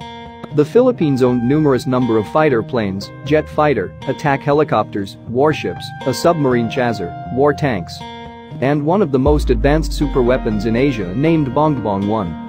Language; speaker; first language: English; non-native, local second language; Filipino